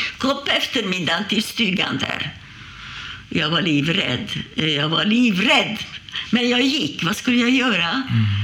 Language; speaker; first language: Swedish; non-native, fluent; Hungarian